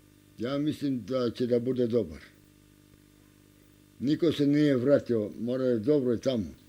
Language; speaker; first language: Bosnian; non-native, local second language; Romanian